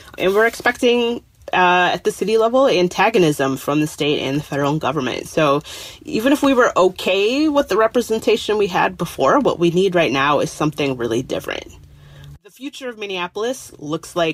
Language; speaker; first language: English; native; English